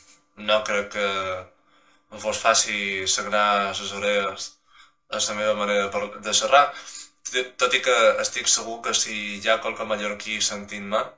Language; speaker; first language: Catalan; non-native, local second language; Spanish